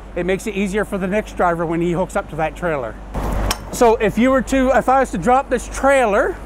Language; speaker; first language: English; native; English